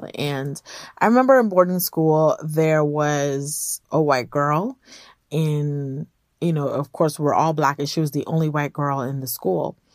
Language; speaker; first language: English; early bilingual, other home language; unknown